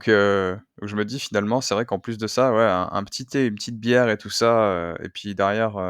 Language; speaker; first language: French; native; French